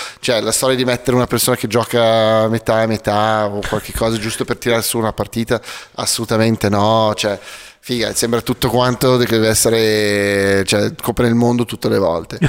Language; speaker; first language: Italian; native; Italian